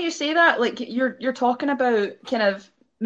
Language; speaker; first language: English; native; English